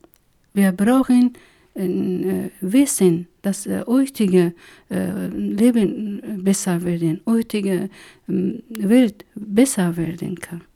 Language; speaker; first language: German; non-native, learner; Persian